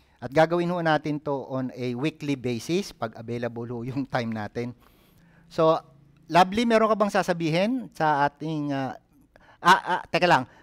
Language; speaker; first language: Filipino; native; Filipino